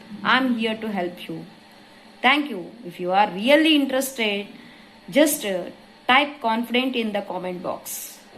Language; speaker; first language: English; non-native, local second language; Telugu